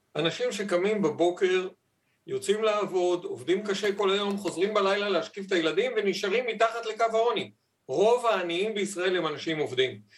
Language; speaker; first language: Hebrew; native; Hebrew